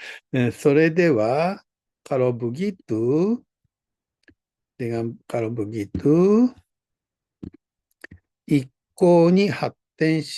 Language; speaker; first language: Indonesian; non-native, fluent; Japanese